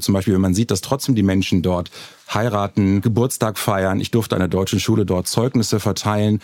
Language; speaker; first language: German; native; German